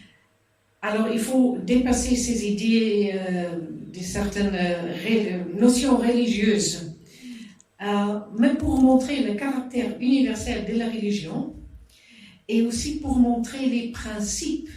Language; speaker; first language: French; non-native, fluent; German